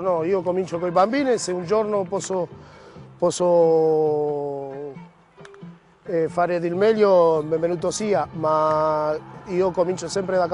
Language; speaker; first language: Italian; non-native, fluent; Spanish